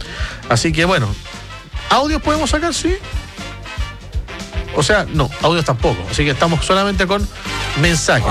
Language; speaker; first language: Spanish; native; Spanish